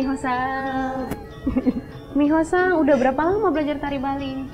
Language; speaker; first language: Indonesian; native; Indonesian